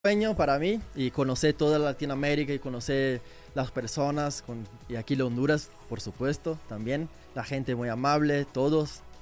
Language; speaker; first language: Spanish; non-native, learner; Portuguese